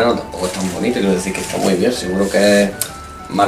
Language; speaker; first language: Spanish; native; Spanish